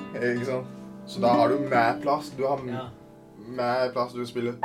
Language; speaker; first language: Norwegian; early bilingual, other home language; Sinhala